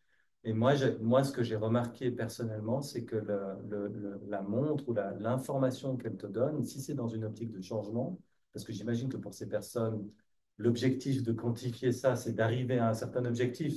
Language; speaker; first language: French; native; French